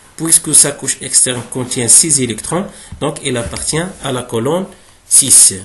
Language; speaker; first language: French; non-native, local second language; Arabic